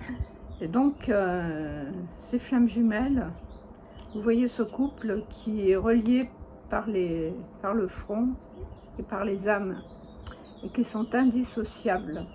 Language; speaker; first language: French; native; French